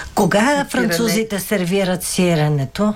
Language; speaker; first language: Bulgarian; native; Bulgarian